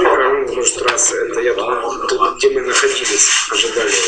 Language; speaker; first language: Russian; native; Russian